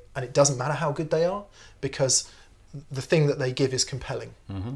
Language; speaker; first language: English; native; English